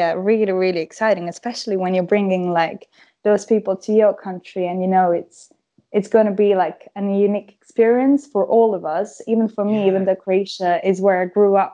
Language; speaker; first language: English; non-native, fluent; Croatian